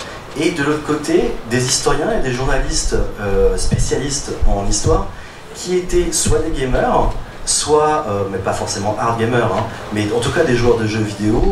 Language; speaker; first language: French; native; French